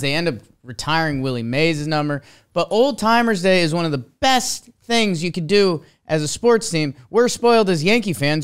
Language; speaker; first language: English; native; English